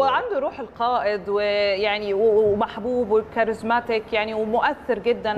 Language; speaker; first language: Arabic; native; Arabic